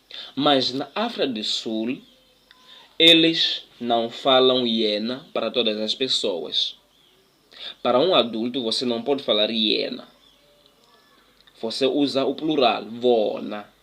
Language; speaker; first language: Portuguese; non-native, local second language; Tsonga